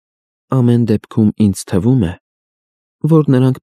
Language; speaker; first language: Armenian; native; Armenian